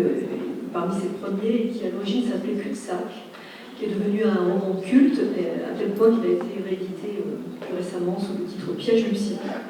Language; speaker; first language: French; native; French